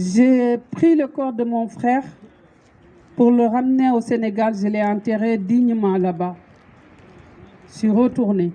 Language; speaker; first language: French; non-native, local second language; Wolof